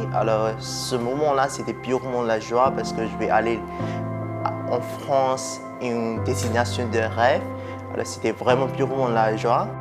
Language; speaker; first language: French; non-native, fluent; Burmese